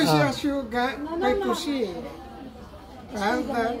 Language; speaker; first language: Italian; non-native, learner; Filipino